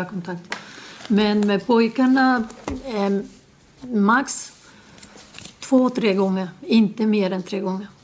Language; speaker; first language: Swedish; non-native, fluent; Spanish